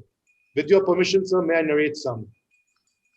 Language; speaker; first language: English; non-native, local second language; Hindi